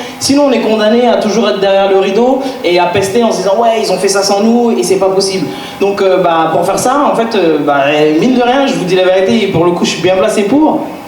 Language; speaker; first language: French; native; French